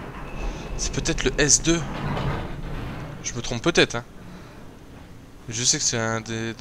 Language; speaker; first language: French; native; French